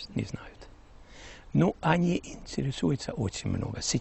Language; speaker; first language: Russian; early bilingual, heritage; Russian